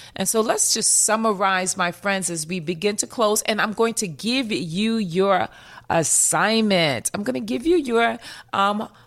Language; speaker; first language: English; native; English